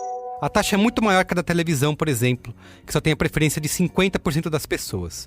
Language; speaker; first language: Portuguese; native; Portuguese